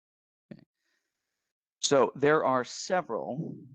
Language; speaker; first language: English; native; English